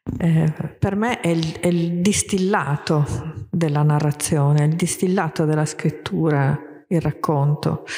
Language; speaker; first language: Italian; native; Italian